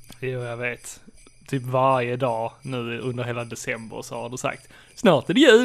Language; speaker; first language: Swedish; native; Swedish